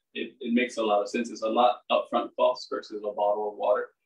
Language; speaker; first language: English; native; English